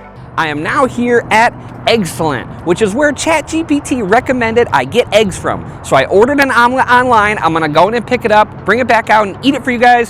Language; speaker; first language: English; native; English